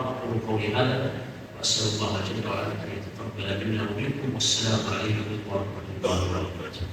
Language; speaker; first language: Arabic; native; Arabic